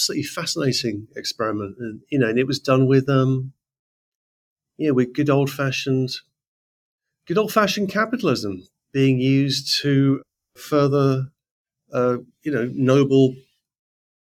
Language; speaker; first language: English; native; English